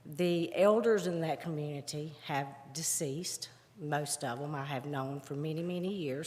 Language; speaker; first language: English; native; English